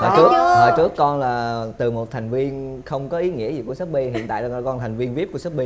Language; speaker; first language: Vietnamese; native; Vietnamese